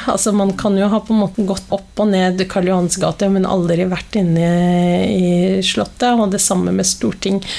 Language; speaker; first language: Norwegian; early bilingual, other home language; Somali